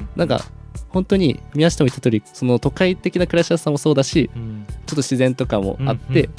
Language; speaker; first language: Japanese; native; Japanese